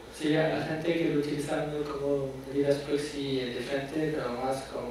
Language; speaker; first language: Spanish; non-native, fluent; French